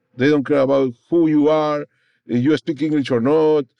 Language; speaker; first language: English; non-native, learner; Spanish